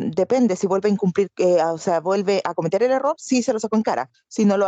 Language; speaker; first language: Spanish; native; Spanish